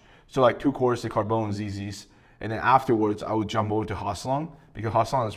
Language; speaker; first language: English; non-native, fluent; Chinese